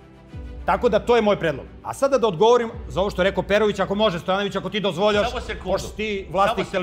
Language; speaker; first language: Serbian; native; Serbian